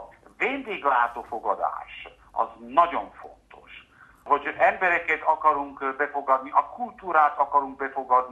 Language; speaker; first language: Hungarian; non-native, fluent; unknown